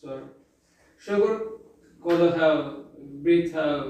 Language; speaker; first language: English; non-native, learner; Turkmen